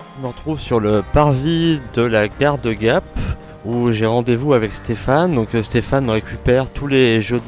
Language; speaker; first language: French; native; French